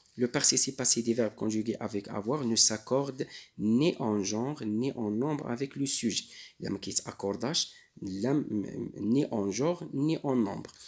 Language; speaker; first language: French; non-native, local second language; Arabic